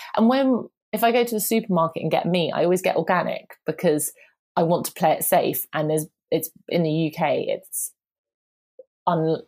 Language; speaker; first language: English; native; English